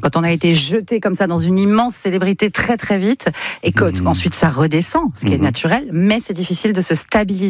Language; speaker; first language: French; native; French